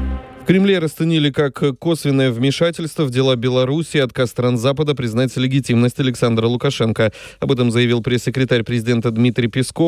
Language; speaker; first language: Russian; native; Russian